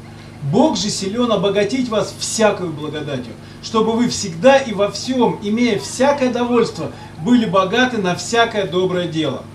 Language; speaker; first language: Russian; native; Russian